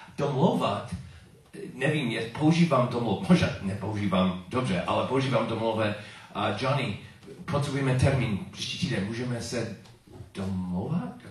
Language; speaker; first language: Czech; non-native, learner; English